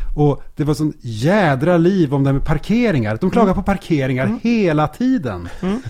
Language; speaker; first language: Swedish; native; Swedish